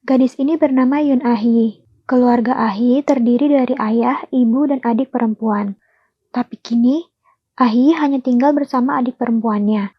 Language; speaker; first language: Indonesian; native; Indonesian